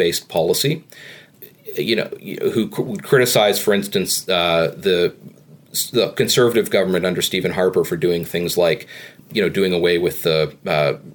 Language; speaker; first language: English; native; English